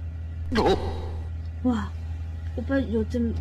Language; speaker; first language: Korean; non-native, learner; Vietnamese